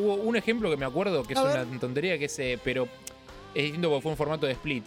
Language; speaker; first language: Spanish; native; Spanish